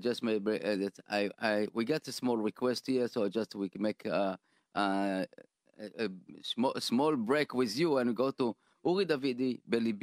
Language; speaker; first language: English; non-native, fluent; Hebrew